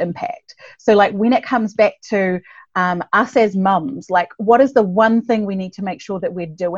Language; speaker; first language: English; native; English